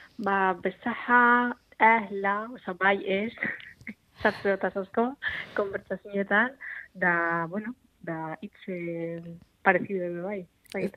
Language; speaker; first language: Basque; early bilingual, other home language; Arabic